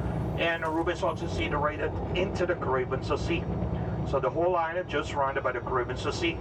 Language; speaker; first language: English; non-native, fluent; Papiamento